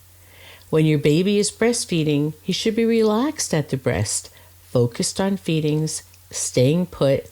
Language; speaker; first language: English; native; English